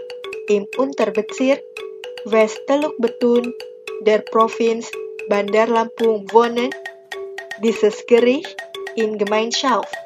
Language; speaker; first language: German; non-native, fluent; Indonesian